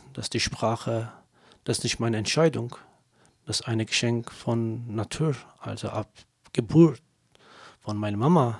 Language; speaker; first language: German; non-native, learner; Kurdish